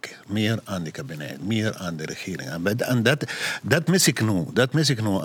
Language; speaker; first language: Dutch; non-native, learner; Arabic